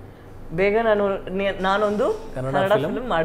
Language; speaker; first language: Kannada; non-native, learner; Tamil